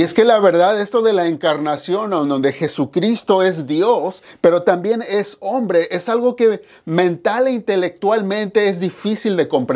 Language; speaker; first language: Spanish; native; Spanish